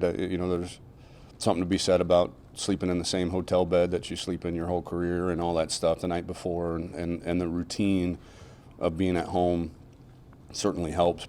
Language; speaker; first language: English; native; English